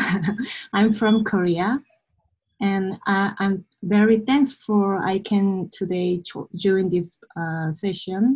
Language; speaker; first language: English; non-native, learner; Korean